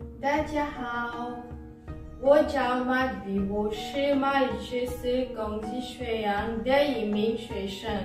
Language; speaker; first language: Chinese; non-native, learner; Morisyen